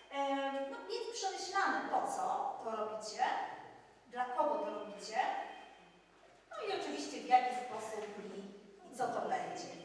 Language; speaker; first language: Polish; native; Polish